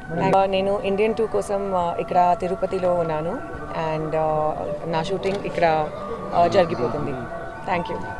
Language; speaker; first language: Telugu; non-native, learner; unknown